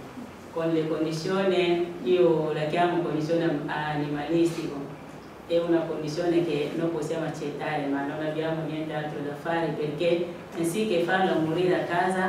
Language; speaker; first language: Italian; non-native, fluent; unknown